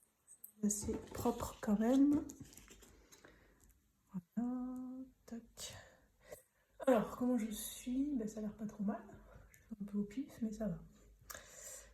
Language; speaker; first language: French; native; French